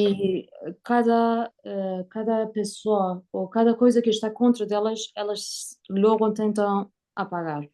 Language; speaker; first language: Portuguese; non-native, learner; Persian